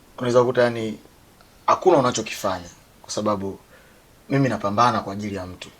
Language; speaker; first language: Swahili; native; Swahili